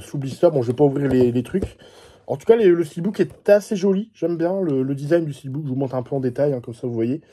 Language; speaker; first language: French; native; French